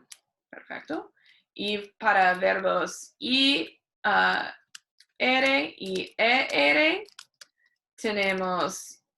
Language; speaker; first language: Spanish; non-native, fluent; English